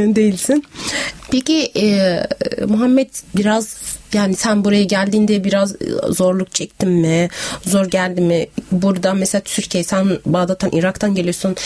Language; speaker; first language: Turkish; non-native, fluent; Arabic